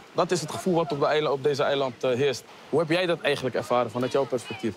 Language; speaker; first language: Dutch; early bilingual, other home language; Kabuverdianu